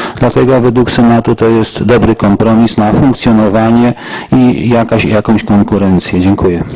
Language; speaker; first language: Polish; native; Polish